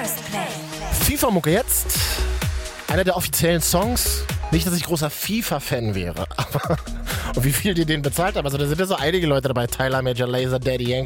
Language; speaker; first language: German; native; German